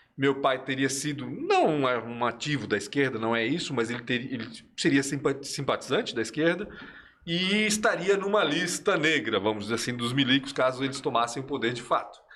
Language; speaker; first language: Portuguese; early bilingual, other home language; Spanish